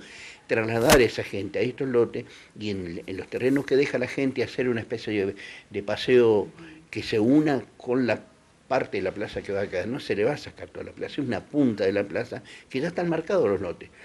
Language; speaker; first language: Spanish; native; Spanish